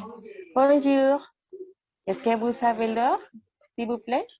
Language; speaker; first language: French; non-native, learner; Spanish